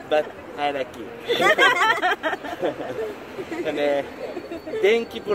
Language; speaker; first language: English; non-native, learner; Japanese